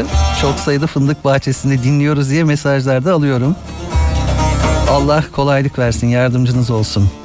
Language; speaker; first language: Turkish; native; Turkish